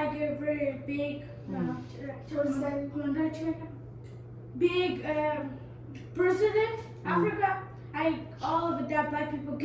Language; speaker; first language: English; non-native, learner; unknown